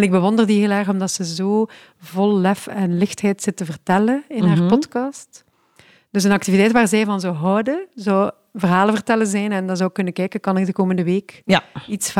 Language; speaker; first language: Dutch; native; Dutch